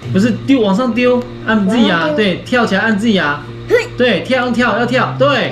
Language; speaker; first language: Chinese; native; Chinese